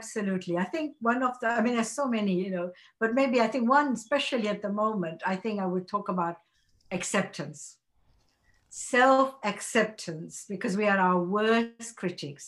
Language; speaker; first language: English; non-native, local second language; Gujarati